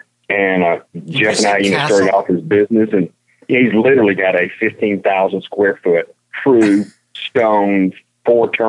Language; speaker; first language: English; native; English